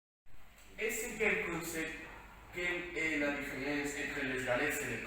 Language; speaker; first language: French; non-native, learner; Spanish